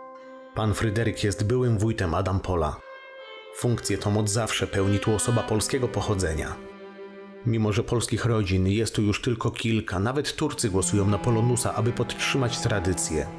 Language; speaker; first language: Polish; native; Polish